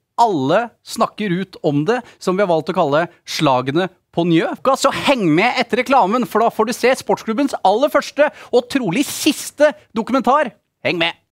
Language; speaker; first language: Norwegian; native; Norwegian